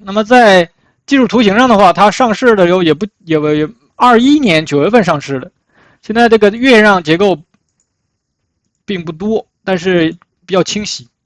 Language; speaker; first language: Chinese; native; Chinese